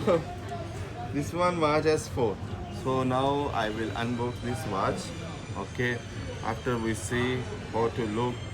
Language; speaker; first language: English; non-native, learner; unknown